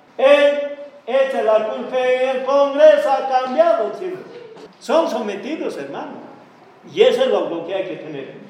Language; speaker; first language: Spanish; non-native, local second language; Quechua